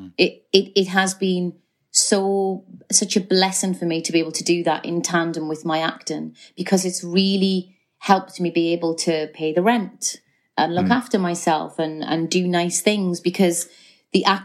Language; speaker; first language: English; native; English